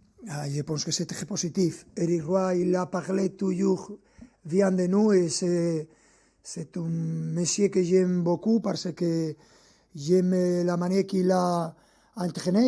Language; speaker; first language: French; non-native, fluent; Spanish